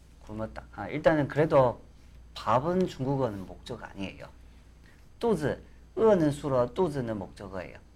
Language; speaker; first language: Korean; non-native, fluent; Chinese